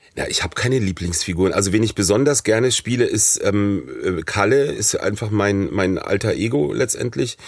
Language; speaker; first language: German; non-native, fluent; English